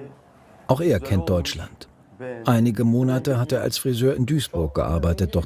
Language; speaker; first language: German; native; German